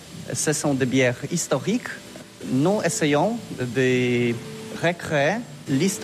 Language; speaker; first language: French; non-native, learner; Polish